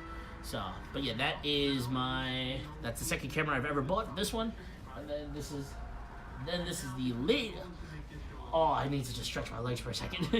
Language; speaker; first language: English; native; English